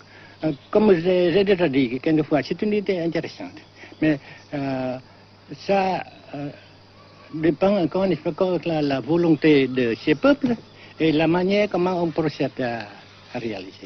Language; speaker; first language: French; non-native, local second language; Vietnamese